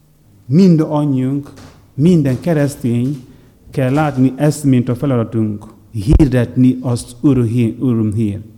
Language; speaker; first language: Hungarian; non-native, learner; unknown